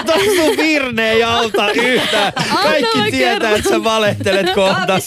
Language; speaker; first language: Finnish; early bilingual, other home language; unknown